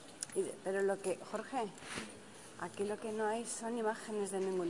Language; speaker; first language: Spanish; native; Spanish